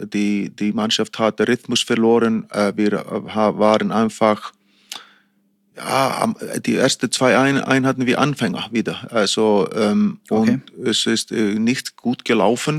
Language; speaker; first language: German; non-native, fluent; Icelandic